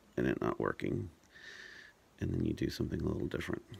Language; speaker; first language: English; native; English